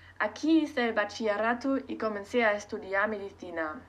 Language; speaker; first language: Spanish; non-native, learner; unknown